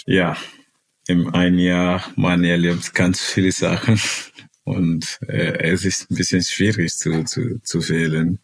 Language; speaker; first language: German; non-native, fluent; Portuguese